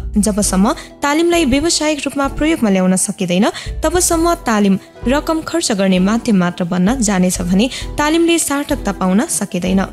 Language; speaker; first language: Nepali; non-native, local second language; Newari